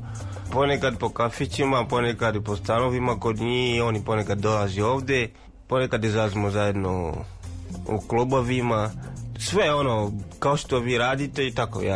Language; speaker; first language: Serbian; non-native, fluent; Swahili